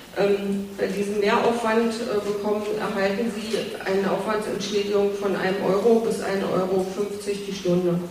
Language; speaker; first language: German; native; German